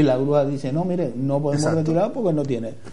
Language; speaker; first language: Spanish; native; Spanish